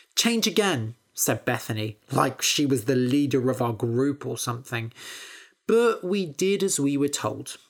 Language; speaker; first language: English; native; English